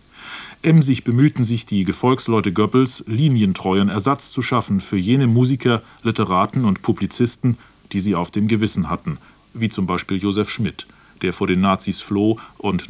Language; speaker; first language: German; native; German